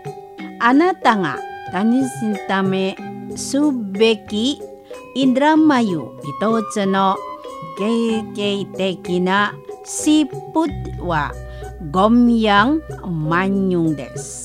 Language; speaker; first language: Japanese; non-native, fluent; Indonesian